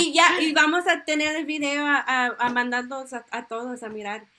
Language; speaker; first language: Spanish; early bilingual, heritage; Spanish